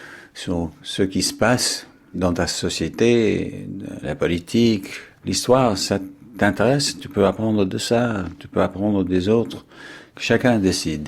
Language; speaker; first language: French; non-native, fluent; English